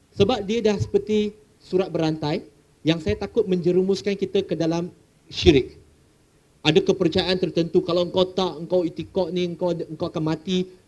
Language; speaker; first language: Malay; non-native, local second language; Chinese